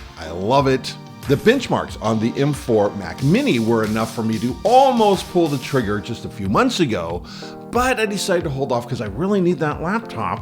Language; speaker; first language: English; native; English